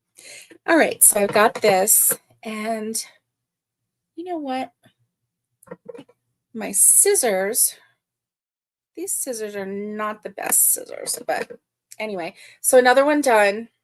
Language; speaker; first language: English; native; English